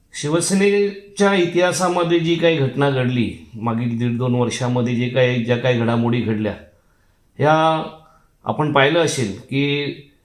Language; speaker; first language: Marathi; native; Marathi